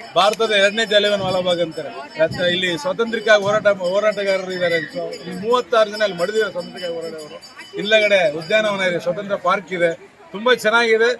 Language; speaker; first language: Kannada; native; Kannada